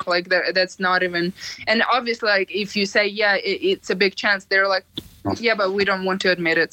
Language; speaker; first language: English; non-native, fluent; Ukrainian